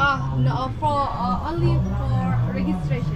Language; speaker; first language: English; non-native, learner; Indonesian